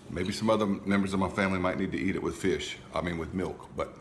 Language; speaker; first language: English; native; English